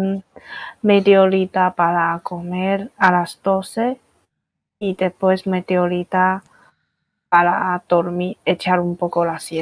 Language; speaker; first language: Spanish; non-native, fluent; Chinese